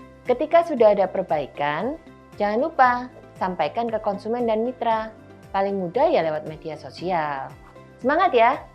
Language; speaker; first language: Indonesian; native; Indonesian